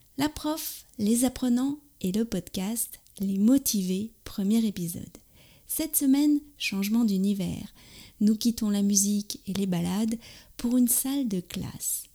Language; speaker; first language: French; native; French